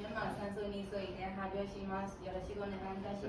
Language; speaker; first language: Japanese; non-native, learner; Burmese